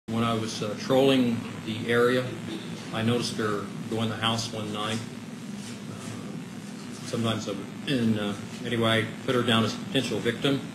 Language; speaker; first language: English; native; English